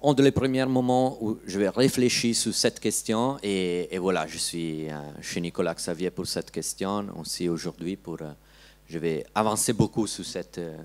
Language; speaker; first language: French; non-native, learner; Italian